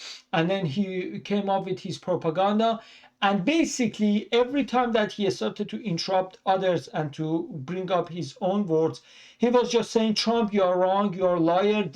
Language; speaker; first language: English; non-native, fluent; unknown